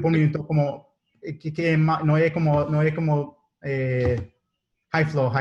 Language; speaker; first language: Spanish; non-native, learner; English